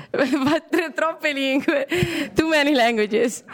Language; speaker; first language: English; non-native, fluent; Italian